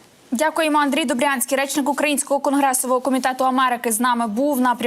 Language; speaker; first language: Ukrainian; native; Ukrainian